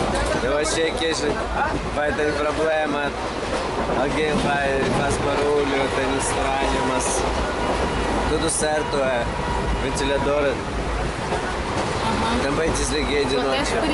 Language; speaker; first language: Portuguese; non-native, learner; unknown